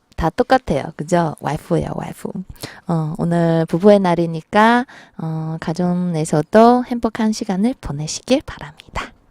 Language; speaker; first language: Korean; non-native, fluent; Chinese